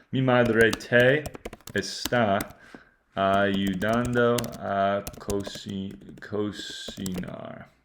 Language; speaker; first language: Spanish; non-native, fluent; English